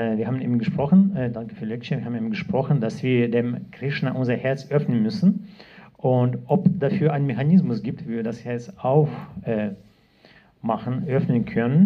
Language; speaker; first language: German; non-native, fluent; Russian